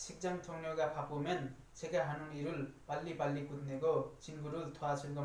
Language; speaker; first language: Korean; non-native, learner; Nepali